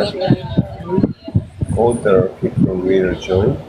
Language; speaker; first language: English; non-native, learner; Korean